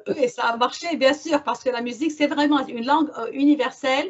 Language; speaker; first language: French; non-native, local second language; Arabic